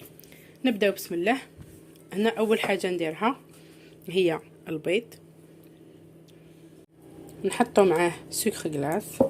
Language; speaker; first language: Arabic; native; Arabic